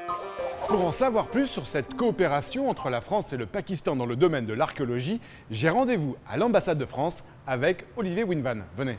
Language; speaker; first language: French; native; French